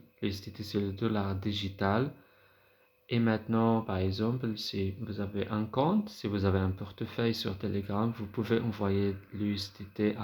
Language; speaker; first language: French; non-native, fluent; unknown